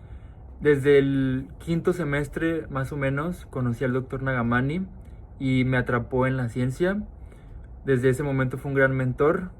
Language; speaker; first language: Spanish; native; Spanish